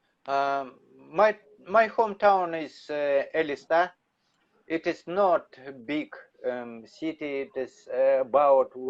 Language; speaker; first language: English; non-native, learner; Russian